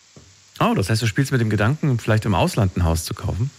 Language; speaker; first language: German; native; German